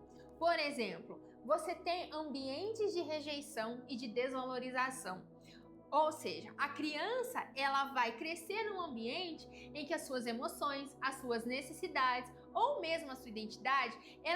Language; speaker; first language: Portuguese; native; Portuguese